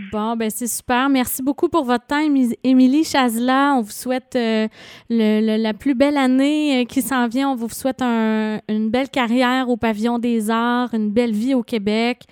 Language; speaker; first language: French; native; French